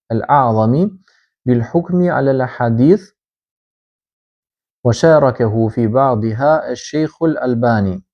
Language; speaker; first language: Arabic; non-native, fluent; Albanian